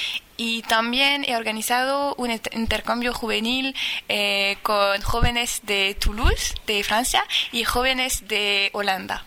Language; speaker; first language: Spanish; non-native, fluent; French